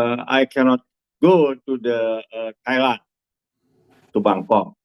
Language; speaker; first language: English; non-native, learner; Indonesian